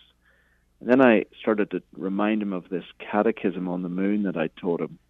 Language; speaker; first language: English; native; English